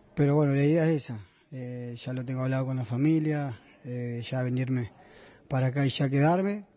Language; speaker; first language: Spanish; native; Spanish